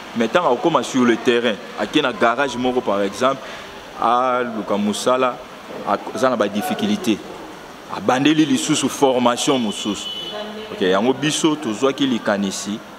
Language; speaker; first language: Lingala; native; Lingala